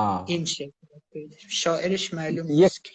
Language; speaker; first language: Persian; native; Persian